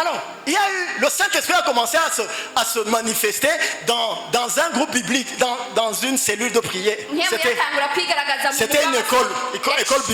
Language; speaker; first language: French; non-native, local second language; Rundi